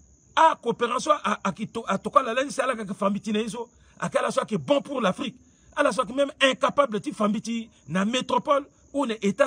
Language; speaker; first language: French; non-native, local second language; Sango